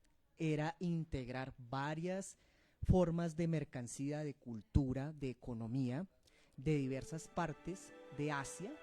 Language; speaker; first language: Spanish; native; Spanish